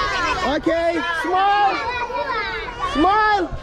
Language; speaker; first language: English; non-native, learner; Azerbaijani